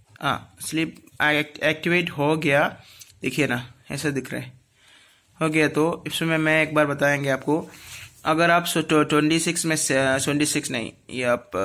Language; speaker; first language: Hindi; non-native, local second language; Malayalam